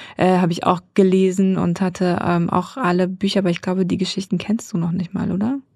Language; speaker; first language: German; native; German